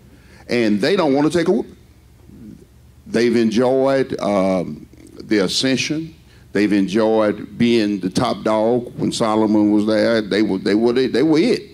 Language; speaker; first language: English; native; English